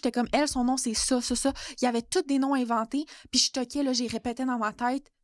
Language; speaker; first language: French; native; French